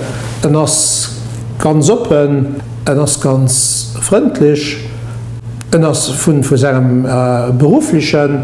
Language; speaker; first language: German; non-native, local second language; Luxembourgish